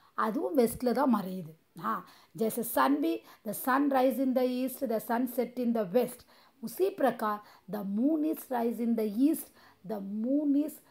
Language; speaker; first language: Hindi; non-native, local second language; Tamil